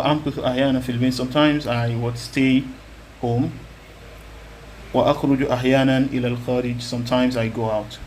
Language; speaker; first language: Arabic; non-native, fluent; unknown